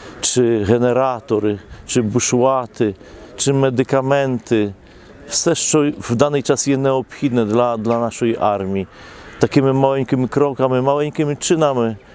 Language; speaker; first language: Polish; non-native, local second language; Ukrainian